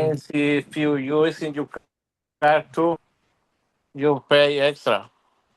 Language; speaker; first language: English; non-native, learner; Spanish